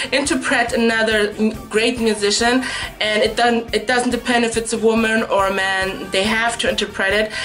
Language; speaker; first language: English; non-native, fluent; Portuguese